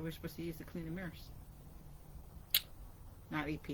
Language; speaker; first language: English; native; English